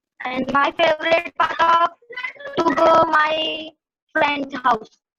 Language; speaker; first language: English; non-native, learner; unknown